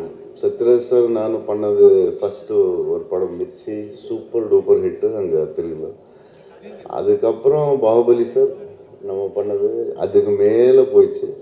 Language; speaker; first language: Tamil; non-native, learner; Telugu